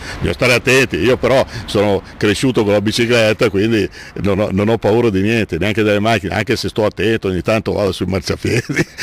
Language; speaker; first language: Italian; native; Italian